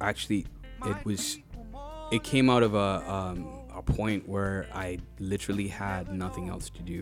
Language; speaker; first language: English; non-native, local second language; Ganda